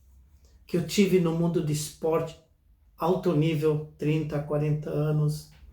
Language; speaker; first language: Portuguese; non-native, fluent; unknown